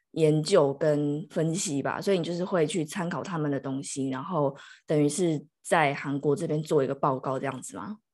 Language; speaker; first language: Chinese; native; Chinese